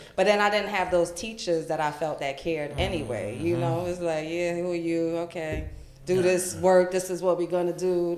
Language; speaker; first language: English; native; English